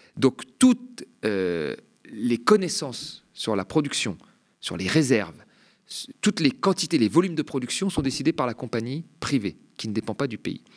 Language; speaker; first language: French; native; French